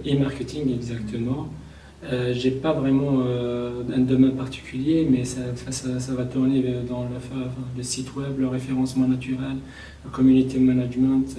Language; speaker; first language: French; non-native, local second language; Kabyle